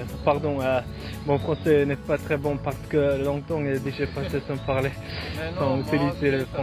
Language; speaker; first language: French; non-native, learner; Mongolian